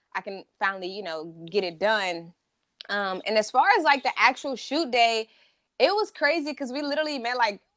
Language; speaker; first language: English; native; English